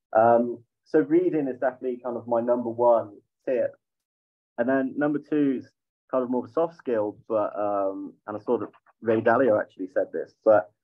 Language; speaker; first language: English; native; English